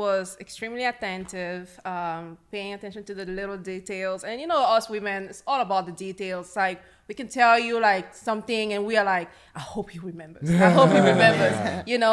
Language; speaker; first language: English; non-native, local second language; French